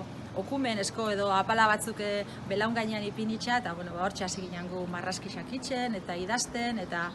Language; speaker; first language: Basque; native; Basque